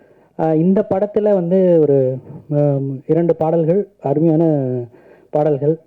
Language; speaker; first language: Tamil; native; Tamil